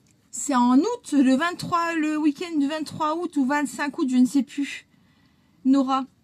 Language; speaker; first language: French; native; French